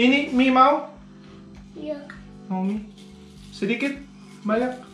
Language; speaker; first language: Indonesian; native; Indonesian